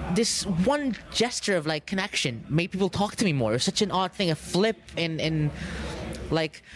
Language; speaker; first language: English; early bilingual, other home language; Arabic